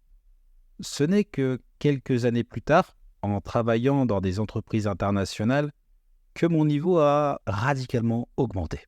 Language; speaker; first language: French; native; French